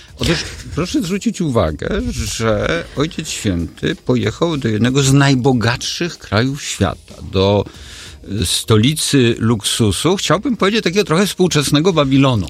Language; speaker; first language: Polish; native; Polish